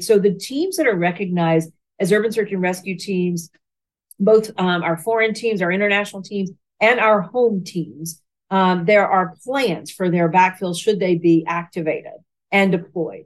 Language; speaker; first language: English; native; English